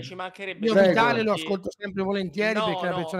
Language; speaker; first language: Italian; native; Italian